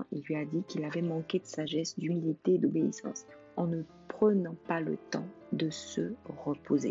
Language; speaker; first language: French; native; French